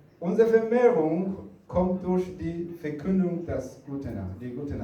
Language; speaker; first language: German; non-native, fluent; Rundi